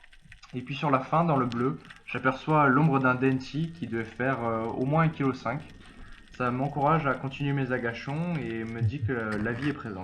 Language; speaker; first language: French; native; French